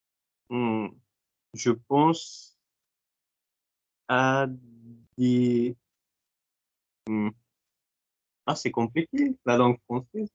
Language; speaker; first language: French; non-native, fluent; Portuguese